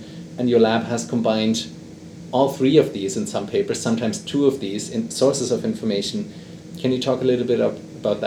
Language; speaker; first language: English; non-native, fluent; German